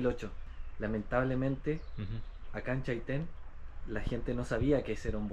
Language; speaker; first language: Spanish; native; Spanish